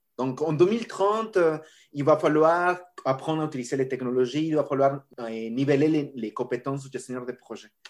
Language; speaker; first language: French; non-native, fluent; Spanish